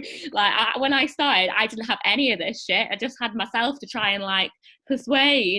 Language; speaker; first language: English; native; English